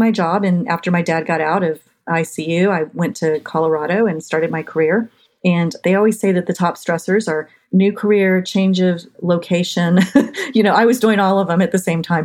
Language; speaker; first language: English; native; English